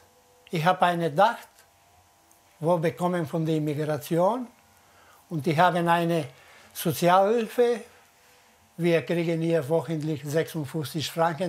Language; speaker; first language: German; non-native, learner; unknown